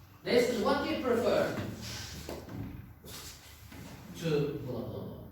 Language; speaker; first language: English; non-native, fluent; Turkish